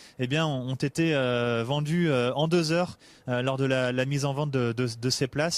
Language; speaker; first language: French; native; French